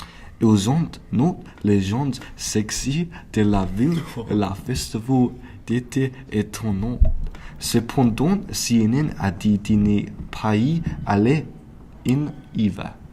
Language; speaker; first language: French; non-native, learner; English